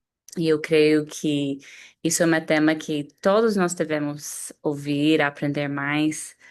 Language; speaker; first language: Portuguese; non-native, fluent; English